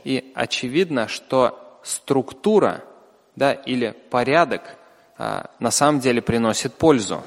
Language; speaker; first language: Russian; native; Russian